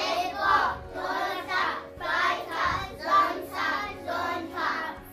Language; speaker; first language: German; non-native, learner; English